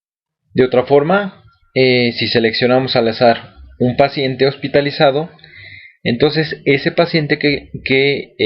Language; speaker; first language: Spanish; native; Spanish